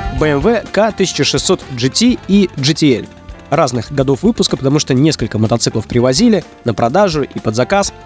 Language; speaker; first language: Russian; native; Russian